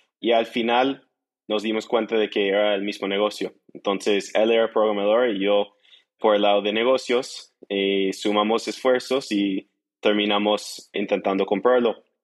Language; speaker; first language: Spanish; non-native, fluent; English